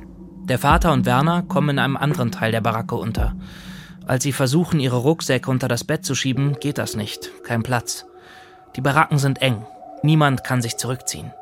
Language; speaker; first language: German; native; German